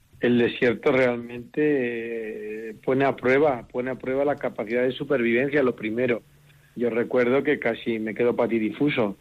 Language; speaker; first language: Spanish; native; Spanish